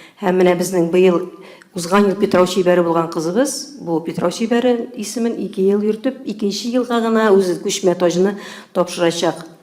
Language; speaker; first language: Tatar; native; Tatar